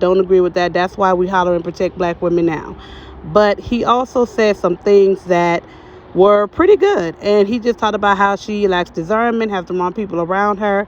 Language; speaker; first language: English; native; English